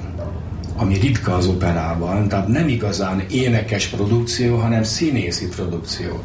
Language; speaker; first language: Hungarian; native; Hungarian